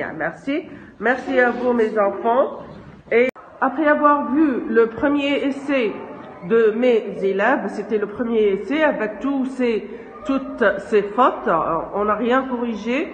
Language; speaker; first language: French; non-native, local second language; Arabic